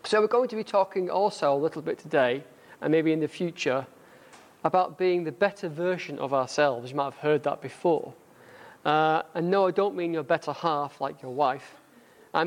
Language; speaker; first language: English; native; English